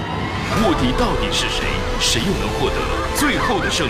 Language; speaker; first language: Chinese; native; Chinese